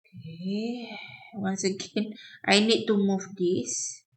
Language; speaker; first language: English; non-native, local second language; Malay